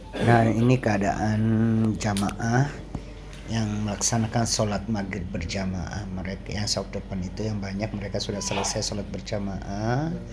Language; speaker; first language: Indonesian; native; Indonesian